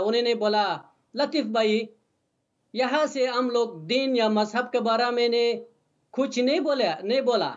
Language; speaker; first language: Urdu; non-native, learner; Persian